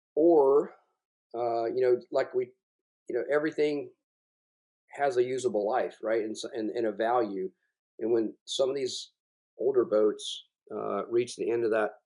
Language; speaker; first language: English; native; English